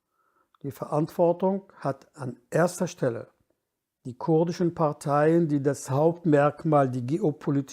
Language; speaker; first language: German; non-native, fluent; Kurdish